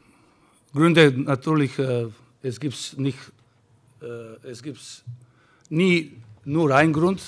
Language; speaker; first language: German; non-native, fluent; Serbian